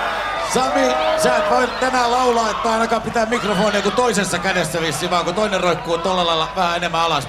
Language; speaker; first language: Finnish; native; Finnish